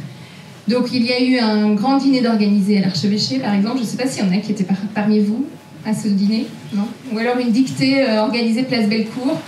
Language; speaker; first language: French; native; French